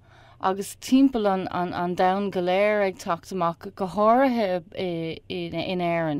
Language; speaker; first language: Irish; non-native, learner; English